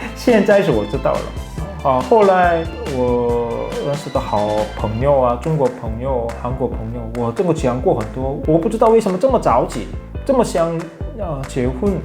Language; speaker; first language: Chinese; non-native, fluent; Korean